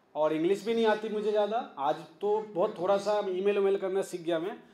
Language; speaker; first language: Hindi; native; Hindi